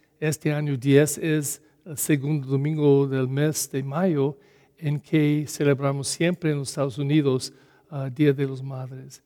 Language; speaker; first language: Spanish; non-native, learner; English